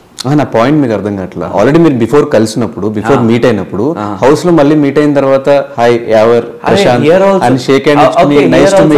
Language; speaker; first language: Telugu; native; Telugu